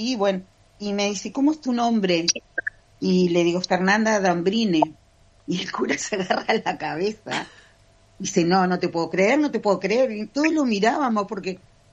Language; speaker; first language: Spanish; native; Spanish